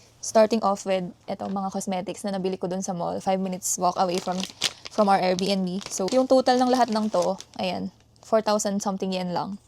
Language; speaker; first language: Filipino; native; Filipino